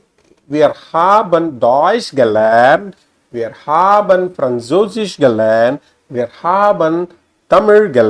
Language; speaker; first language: German; non-native, learner; Tamil